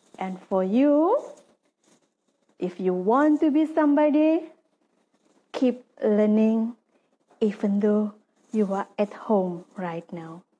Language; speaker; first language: English; non-native, fluent; Indonesian